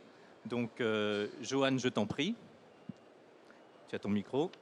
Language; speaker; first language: French; native; French